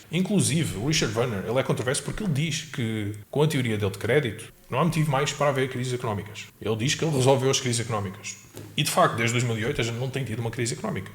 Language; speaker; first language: Portuguese; native; Portuguese